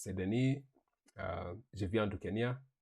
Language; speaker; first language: French; non-native, learner; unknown